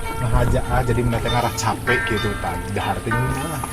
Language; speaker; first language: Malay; non-native, local second language; Sundanese